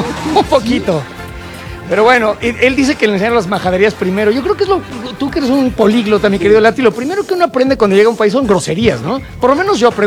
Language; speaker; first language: Spanish; native; Spanish